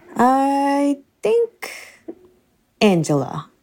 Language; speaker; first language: English; non-native, fluent; Korean